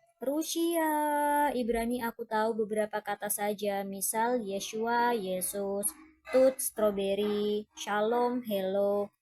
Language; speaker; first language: Indonesian; non-native, fluent; Thai